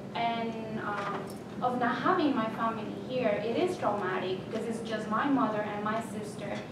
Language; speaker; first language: English; early bilingual, other home language; Spanish